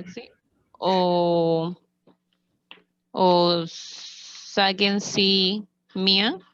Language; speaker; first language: German; non-native, learner; Spanish